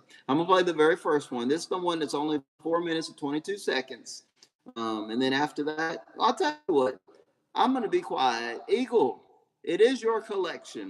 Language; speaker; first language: English; native; English